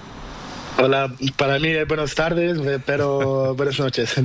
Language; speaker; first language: Spanish; non-native, learner; Portuguese